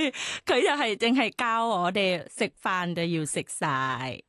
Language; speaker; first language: Cantonese; non-native, fluent; Thai